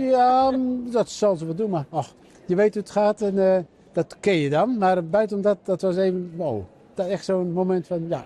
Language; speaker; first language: Dutch; native; Dutch